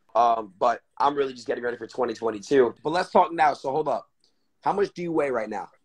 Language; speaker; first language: English; native; English